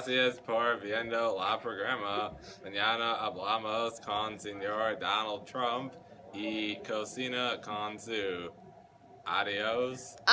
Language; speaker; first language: Spanish; non-native, learner; English